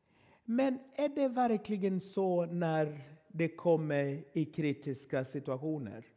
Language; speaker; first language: Swedish; non-native, fluent; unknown